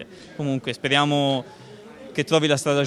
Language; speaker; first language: Italian; native; Italian